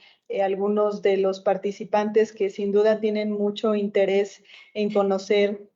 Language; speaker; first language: Spanish; native; Spanish